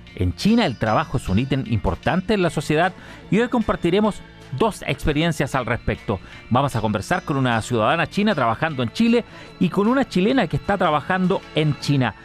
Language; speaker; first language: Spanish; native; Spanish